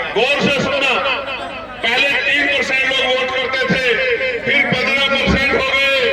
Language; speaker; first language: Hindi; native; Hindi